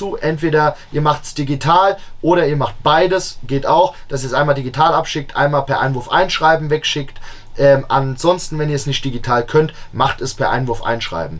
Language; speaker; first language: German; native; German